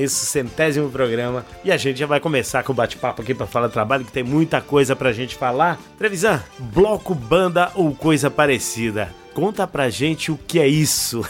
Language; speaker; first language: Portuguese; native; Portuguese